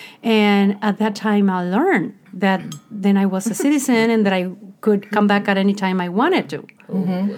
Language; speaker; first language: English; non-native, fluent; Spanish